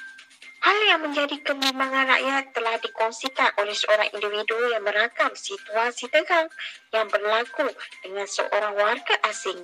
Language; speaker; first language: Malay; native; Malay